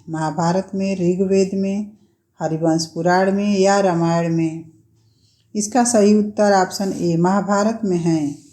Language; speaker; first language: Hindi; native; Hindi